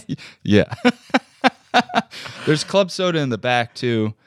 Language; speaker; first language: English; native; English